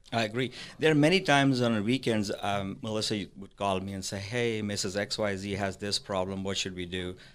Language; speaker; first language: English; non-native, local second language; Urdu